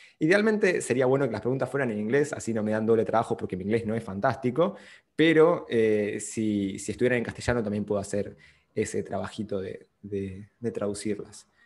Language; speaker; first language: Spanish; native; Spanish